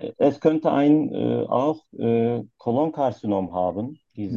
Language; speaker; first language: German; non-native, learner; Turkish